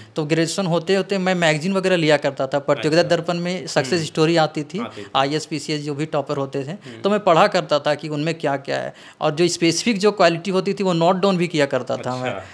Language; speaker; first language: Hindi; native; Hindi